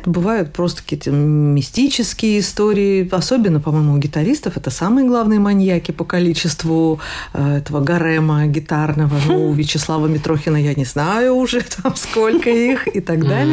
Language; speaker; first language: Russian; native; Russian